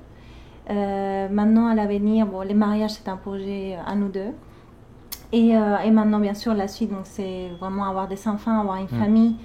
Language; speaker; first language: French; non-native, fluent; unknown